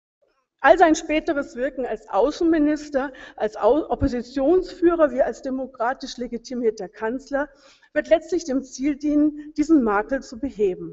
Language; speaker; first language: German; native; German